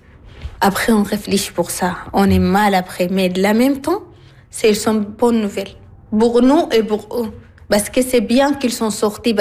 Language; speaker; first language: French; non-native, learner; Arabic